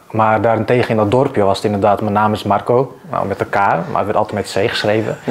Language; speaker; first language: Dutch; early bilingual, other home language; Bosnian